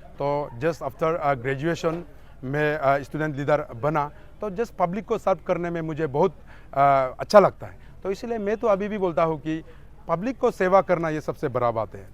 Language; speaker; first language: Hindi; non-native, local second language; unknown